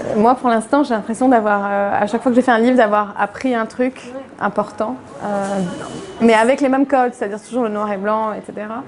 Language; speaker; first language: French; non-native, local second language; Arabic